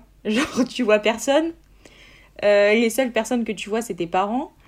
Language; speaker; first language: French; native; French